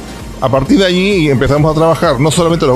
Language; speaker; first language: Spanish; native; Spanish